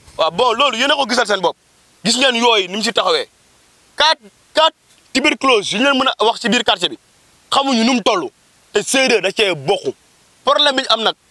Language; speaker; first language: Wolof; native; Wolof